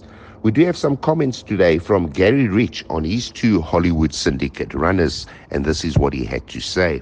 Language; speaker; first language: English; native; English